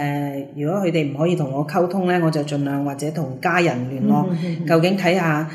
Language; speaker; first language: Cantonese; native; Cantonese